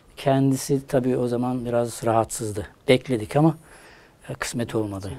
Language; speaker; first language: Turkish; native; Turkish